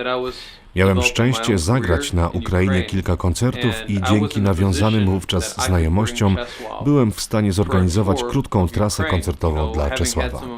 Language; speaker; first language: Polish; non-native, fluent; English